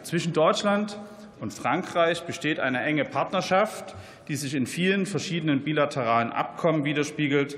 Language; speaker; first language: German; native; German